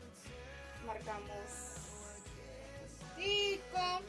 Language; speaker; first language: Spanish; native; Spanish